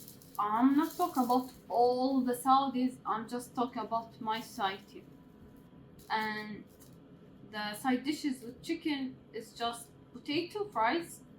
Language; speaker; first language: English; non-native, learner; Arabic